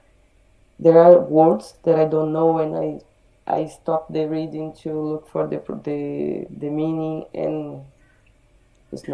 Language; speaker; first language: English; non-native, learner; Portuguese